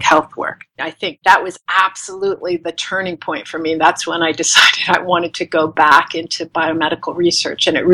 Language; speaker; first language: English; native; English